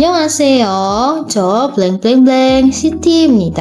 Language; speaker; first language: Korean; non-native, fluent; Indonesian